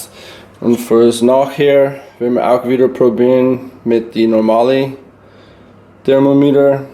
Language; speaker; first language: German; non-native, learner; English